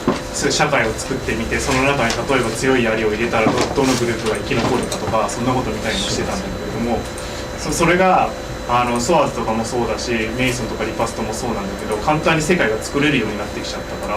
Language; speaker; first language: Japanese; native; Japanese